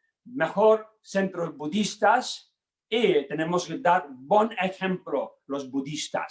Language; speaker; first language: Spanish; non-native, learner; Tibetan